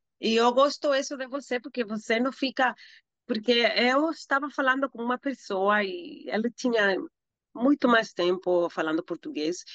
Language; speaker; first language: Portuguese; non-native, learner; Spanish